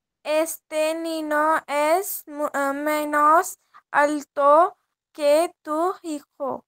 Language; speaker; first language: Spanish; non-native, learner; Marathi